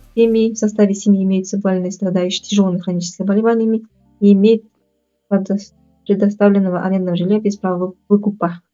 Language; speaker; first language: Russian; non-native, local second language; Kazakh